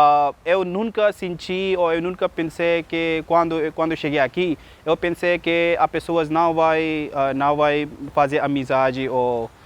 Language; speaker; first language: Portuguese; non-native, learner; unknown